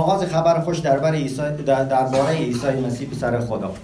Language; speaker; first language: Persian; early bilingual, heritage; Persian